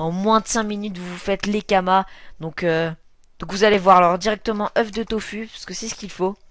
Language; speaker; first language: French; native; French